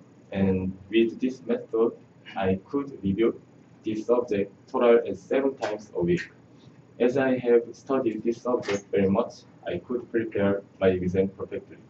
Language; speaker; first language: English; non-native, learner; Korean